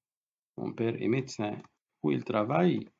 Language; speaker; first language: French; non-native, fluent; Arabic